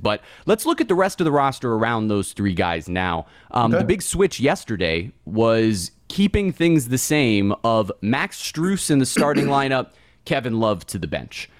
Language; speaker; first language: English; native; English